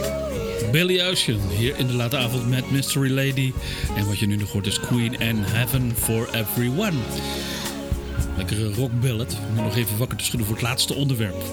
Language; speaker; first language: Dutch; native; Dutch